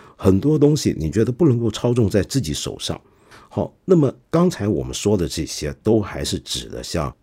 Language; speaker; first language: Chinese; non-native, local second language; Cantonese